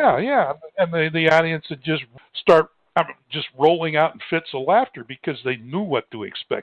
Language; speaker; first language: English; native; English